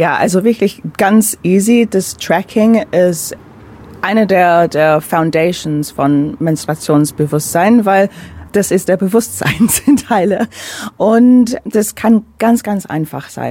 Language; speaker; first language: German; non-native, fluent; English